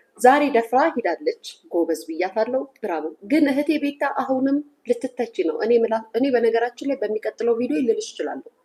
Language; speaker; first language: Amharic; native; Amharic